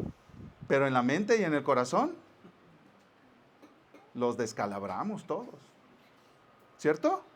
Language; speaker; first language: Spanish; native; Spanish